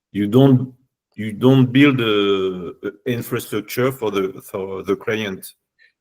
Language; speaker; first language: English; non-native, learner; French